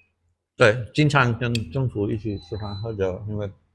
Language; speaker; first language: Chinese; non-native, fluent; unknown